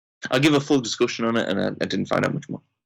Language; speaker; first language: English; native; English